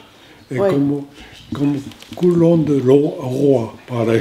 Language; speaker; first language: French; non-native, fluent; Japanese